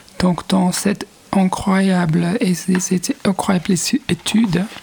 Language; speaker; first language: French; non-native, fluent; English